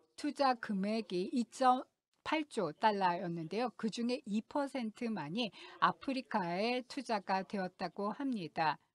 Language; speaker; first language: Korean; non-native, fluent; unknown